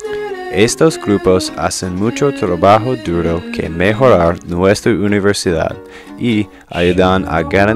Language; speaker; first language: Spanish; non-native, learner; English